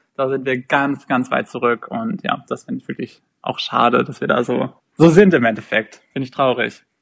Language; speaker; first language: German; native; German